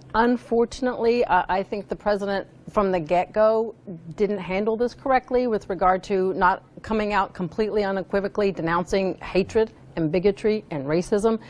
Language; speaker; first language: English; native; English